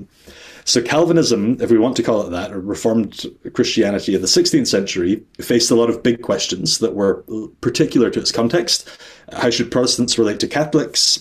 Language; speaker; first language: English; native; English